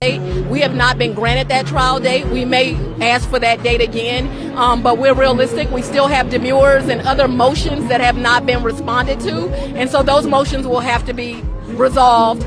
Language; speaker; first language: English; native; English